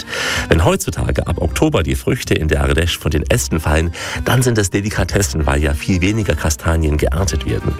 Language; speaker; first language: German; native; German